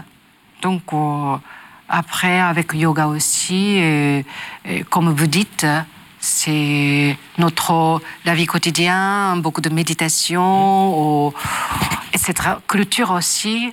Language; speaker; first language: French; non-native, learner; Japanese